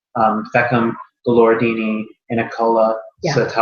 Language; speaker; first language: Irish; non-native, learner; English